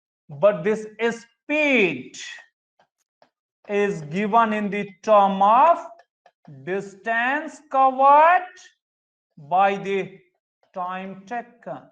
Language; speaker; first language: English; non-native, local second language; Hindi